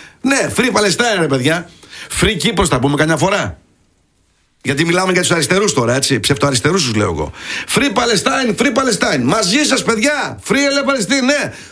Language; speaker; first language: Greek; early bilingual, heritage; Greek